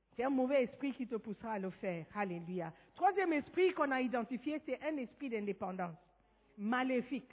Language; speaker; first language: French; non-native, fluent; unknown